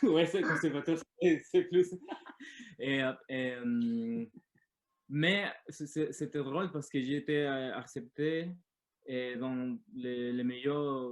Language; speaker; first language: French; non-native, learner; Spanish